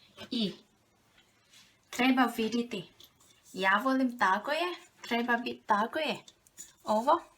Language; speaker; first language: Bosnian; non-native, learner; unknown